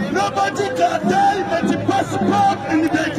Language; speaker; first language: English; non-native, learner; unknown